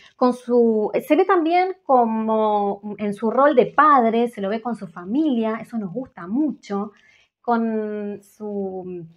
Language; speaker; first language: Spanish; native; Spanish